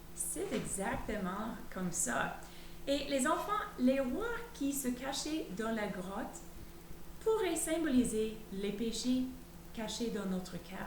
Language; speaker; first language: French; native; French